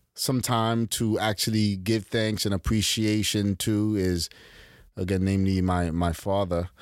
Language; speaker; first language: English; early bilingual, other home language; Haitian Creole